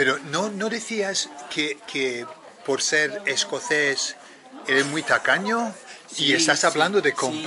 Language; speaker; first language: Spanish; native; Spanish